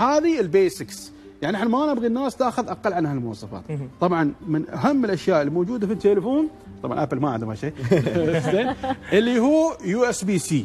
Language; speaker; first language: Arabic; native; Arabic